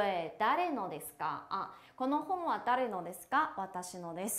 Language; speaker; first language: Japanese; non-native, fluent; Chinese